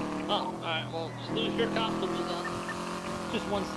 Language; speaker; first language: English; native; English